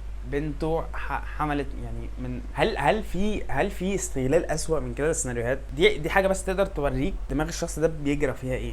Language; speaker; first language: Arabic; native; Arabic